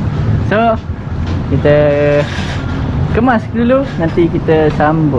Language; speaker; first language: Malay; native; Malay